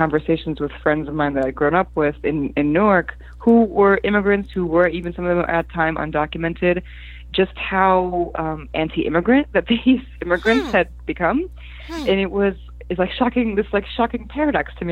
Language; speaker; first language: English; early bilingual, other home language; Polish